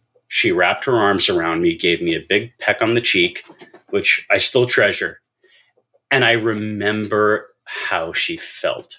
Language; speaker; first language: English; native; English